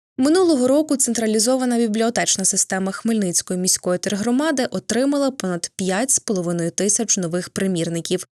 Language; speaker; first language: Ukrainian; native; Ukrainian